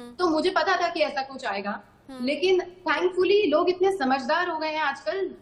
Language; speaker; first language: Hindi; native; Hindi